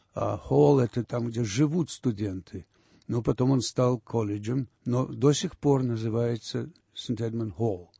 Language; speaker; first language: Russian; early bilingual, heritage; Russian